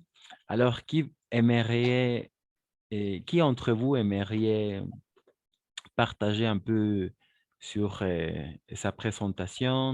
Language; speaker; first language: French; non-native, fluent; Spanish